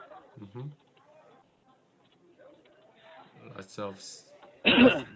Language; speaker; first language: English; non-native, learner; Korean